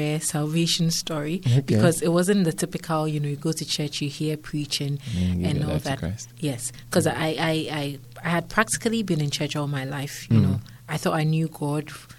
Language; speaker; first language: English; non-native, local second language; Akan